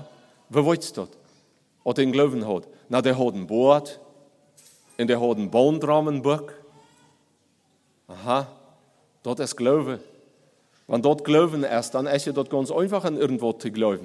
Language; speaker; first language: German; non-native, learner; Plautdietsch